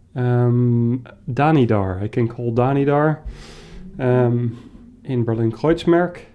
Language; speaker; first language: English; non-native, fluent; Dutch